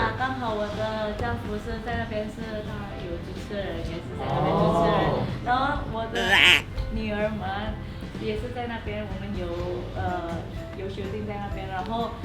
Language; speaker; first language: Chinese; non-native, fluent; Indonesian